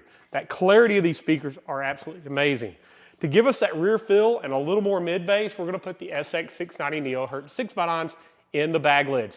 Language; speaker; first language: English; native; English